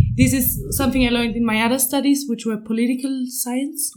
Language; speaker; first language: English; non-native, fluent; German